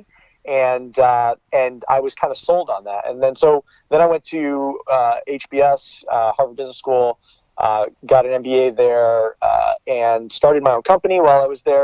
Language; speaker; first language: English; native; English